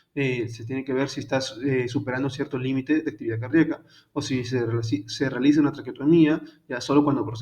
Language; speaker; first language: Spanish; native; Spanish